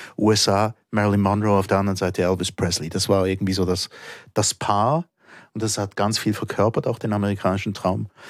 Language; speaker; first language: German; native; German